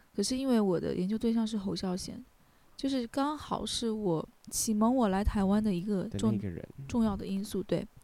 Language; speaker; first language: Chinese; native; Chinese